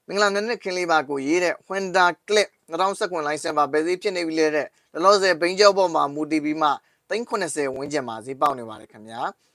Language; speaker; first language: Burmese; native; Burmese